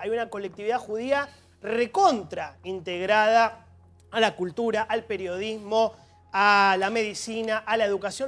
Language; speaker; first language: Spanish; native; Spanish